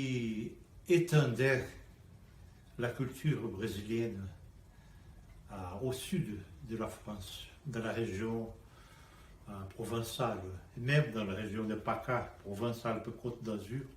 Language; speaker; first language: French; non-native, fluent; Portuguese